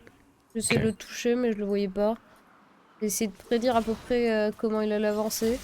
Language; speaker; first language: French; native; French